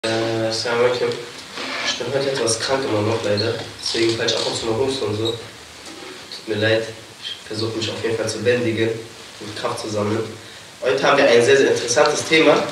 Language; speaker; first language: German; early bilingual, other home language; Turkish